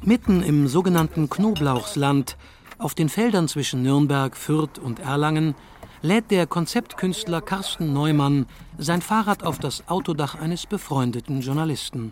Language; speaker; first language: German; native; German